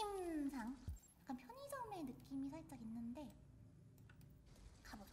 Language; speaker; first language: Korean; native; Korean